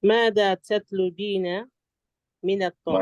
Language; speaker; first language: Arabic; non-native, learner; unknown